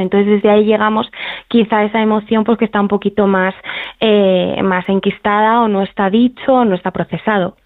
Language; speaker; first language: Spanish; native; Spanish